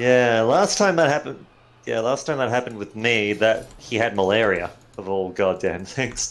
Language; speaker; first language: English; native; English